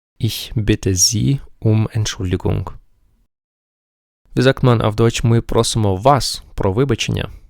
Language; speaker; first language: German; non-native, fluent; Ukrainian